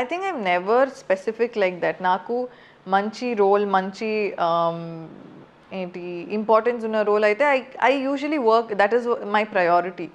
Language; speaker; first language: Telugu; non-native, fluent; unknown